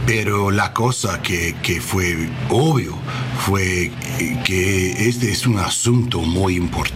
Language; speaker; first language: Spanish; non-native, learner; English